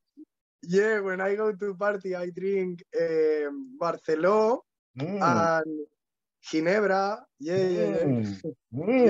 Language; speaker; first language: English; non-native, learner; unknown